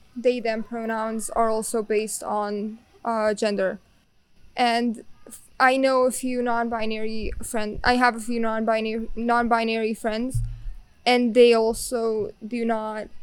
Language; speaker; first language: English; non-native, fluent; Bosnian